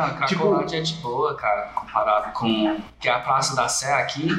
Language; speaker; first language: Portuguese; non-native, fluent; English